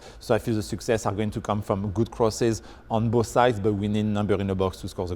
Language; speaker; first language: English; non-native, fluent; French